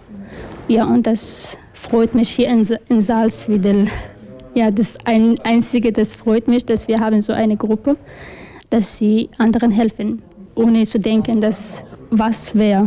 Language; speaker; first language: German; non-native, learner; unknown